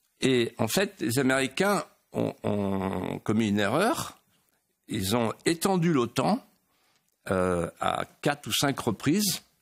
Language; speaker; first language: French; native; French